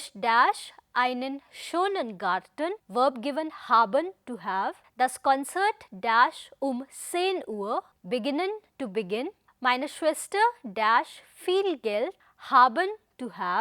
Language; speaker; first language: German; non-native, fluent; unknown